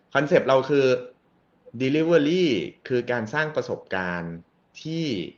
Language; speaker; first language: Thai; native; Thai